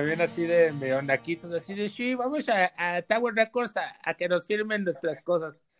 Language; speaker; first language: Spanish; native; Spanish